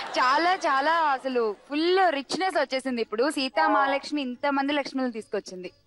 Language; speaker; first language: Telugu; native; Telugu